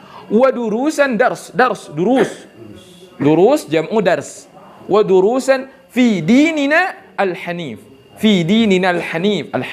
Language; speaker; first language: Arabic; non-native, fluent; Indonesian